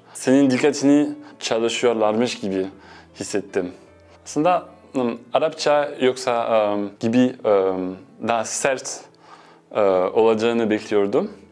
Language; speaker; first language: Turkish; non-native, fluent; French